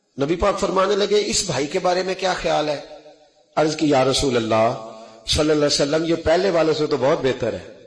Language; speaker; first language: Urdu; non-native, local second language; Punjabi